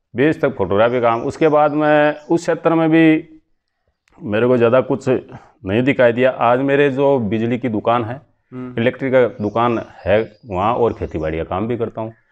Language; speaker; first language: Hindi; native; Hindi